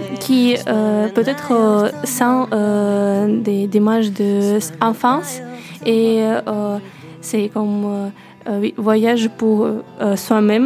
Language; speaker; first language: French; non-native, learner; Russian